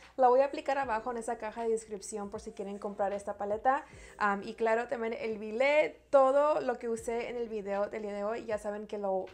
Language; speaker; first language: Spanish; early bilingual, heritage; Spanish